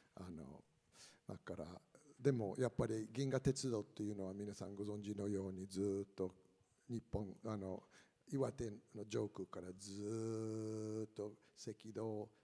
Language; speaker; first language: Japanese; non-native, fluent; English